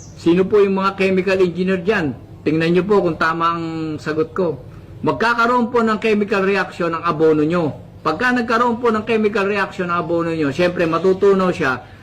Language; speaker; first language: Filipino; non-native, local second language; Cebuano